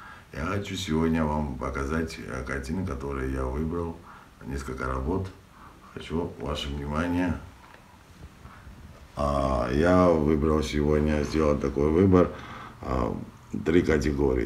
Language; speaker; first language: Russian; non-native, fluent; Georgian